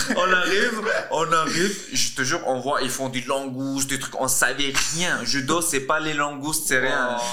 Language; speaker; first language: French; early bilingual, other home language; Russian